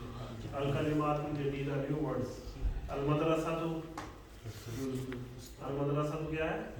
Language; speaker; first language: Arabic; non-native, fluent; Urdu